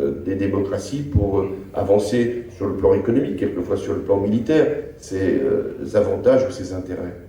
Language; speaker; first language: French; native; French